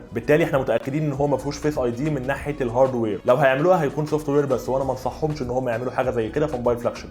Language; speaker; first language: Arabic; native; Arabic